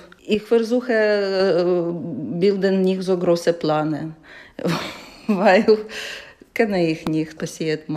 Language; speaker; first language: German; non-native, learner; Ukrainian